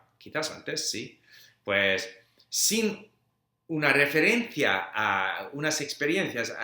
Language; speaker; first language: Spanish; non-native, fluent; English